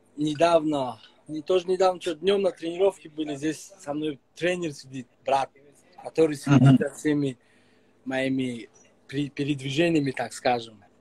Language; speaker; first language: Russian; non-native, local second language; Tajik